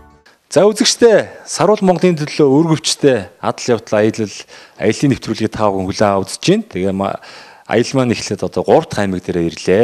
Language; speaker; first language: Mongolian; native; Mongolian